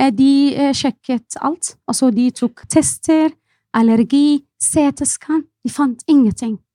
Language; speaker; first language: Norwegian; non-native, fluent; Arabic